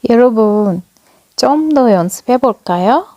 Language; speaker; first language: Korean; non-native, fluent; Turkish